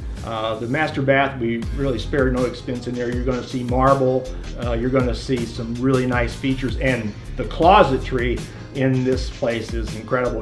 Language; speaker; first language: English; native; English